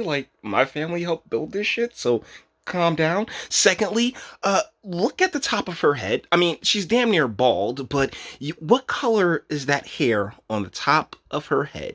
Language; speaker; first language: English; native; English